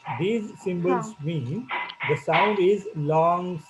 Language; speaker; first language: English; non-native, local second language; Marathi